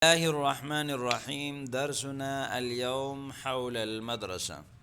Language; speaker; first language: Arabic; non-native, fluent; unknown